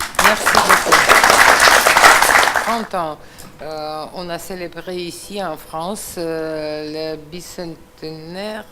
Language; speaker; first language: French; non-native, fluent; Russian